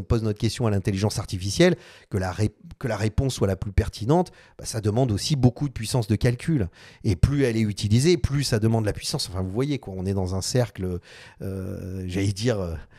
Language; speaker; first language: French; native; French